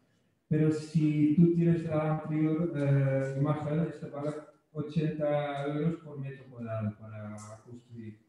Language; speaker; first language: Spanish; non-native, fluent; Dutch